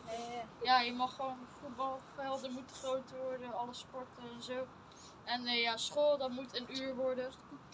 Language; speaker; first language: Dutch; early bilingual, other home language; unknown